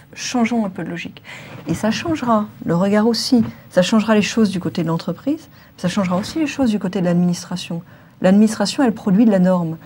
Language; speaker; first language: French; native; French